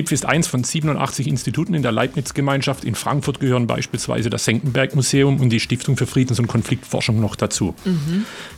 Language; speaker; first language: German; native; German